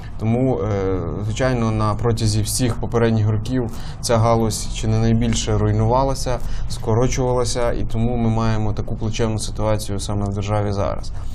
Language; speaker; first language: Ukrainian; native; Ukrainian